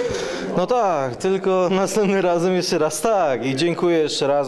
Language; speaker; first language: Polish; non-native, learner; Ukrainian